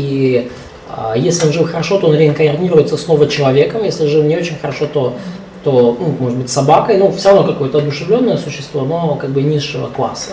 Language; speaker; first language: Russian; native; Russian